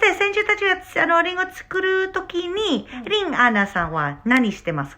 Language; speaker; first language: Japanese; non-native, learner; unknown